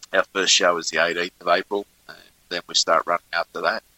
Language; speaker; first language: English; native; English